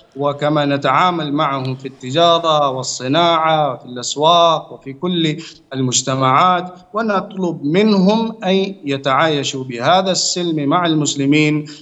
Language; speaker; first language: Arabic; non-native, fluent; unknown